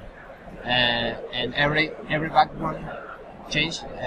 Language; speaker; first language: English; non-native, learner; Spanish